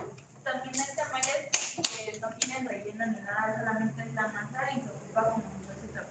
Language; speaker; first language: Spanish; native; Spanish